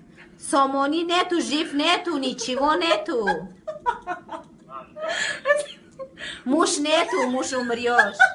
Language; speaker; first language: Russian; non-native, learner; Tajik